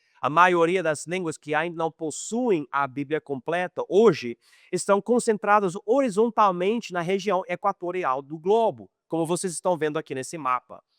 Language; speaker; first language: Portuguese; non-native, fluent; English